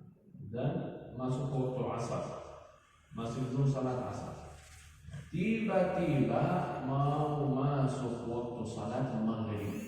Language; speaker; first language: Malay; non-native, learner; Arabic